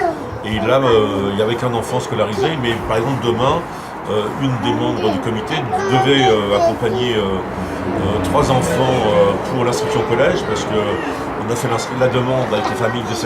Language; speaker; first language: French; native; French